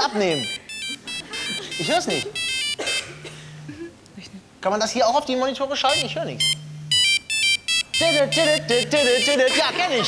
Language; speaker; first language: German; native; German